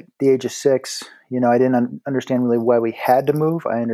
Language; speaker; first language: English; native; English